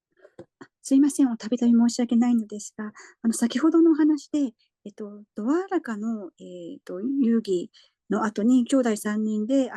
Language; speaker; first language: Japanese; native; Japanese